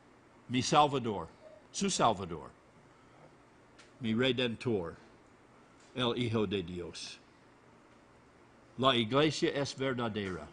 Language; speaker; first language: Spanish; non-native, learner; English